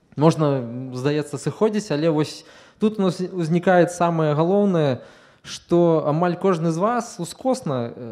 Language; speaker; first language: Russian; non-native, local second language; Belarusian